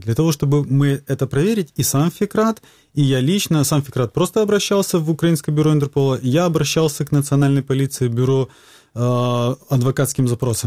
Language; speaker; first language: Russian; native; Russian